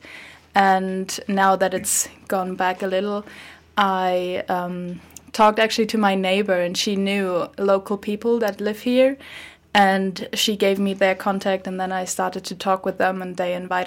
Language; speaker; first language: English; non-native, fluent; German